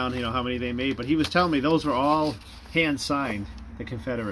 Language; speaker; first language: English; native; English